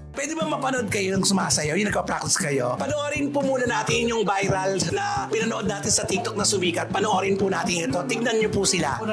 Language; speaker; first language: Filipino; non-native, local second language; Iloko